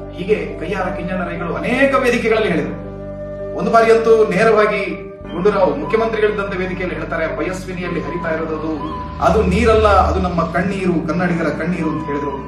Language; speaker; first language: Kannada; native; Kannada